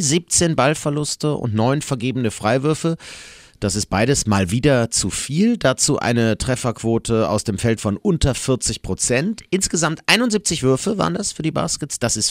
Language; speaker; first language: German; native; German